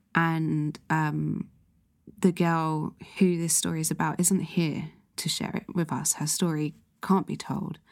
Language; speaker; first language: English; native; English